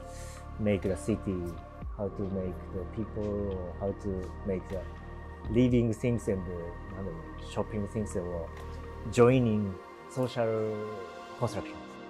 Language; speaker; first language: English; non-native, learner; Japanese